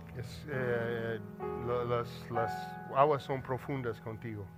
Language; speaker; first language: Spanish; non-native, learner; English